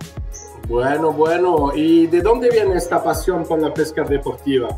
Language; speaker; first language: Spanish; non-native, fluent; French